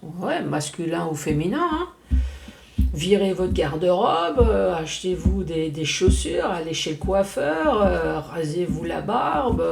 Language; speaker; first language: French; native; French